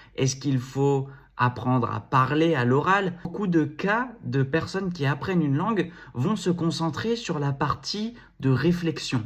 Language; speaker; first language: French; native; French